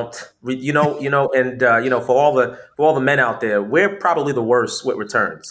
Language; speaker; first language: English; native; English